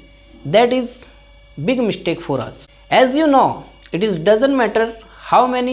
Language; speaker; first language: English; non-native, learner; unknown